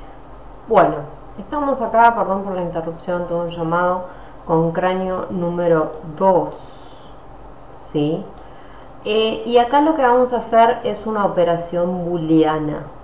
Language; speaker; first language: Spanish; native; Spanish